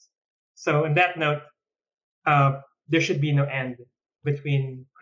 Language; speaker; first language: English; non-native, local second language; Filipino